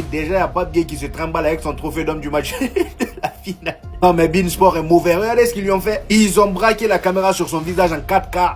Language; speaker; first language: French; native; French